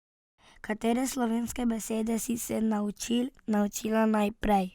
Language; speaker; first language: Slovenian; early bilingual, other home language; Arabic